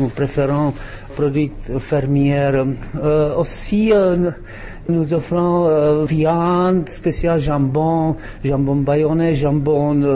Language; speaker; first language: French; non-native, learner; Czech